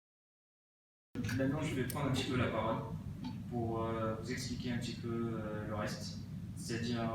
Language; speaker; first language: French; native; French